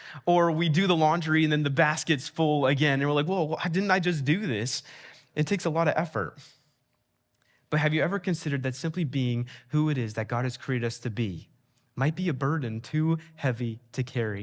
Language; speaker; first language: English; native; English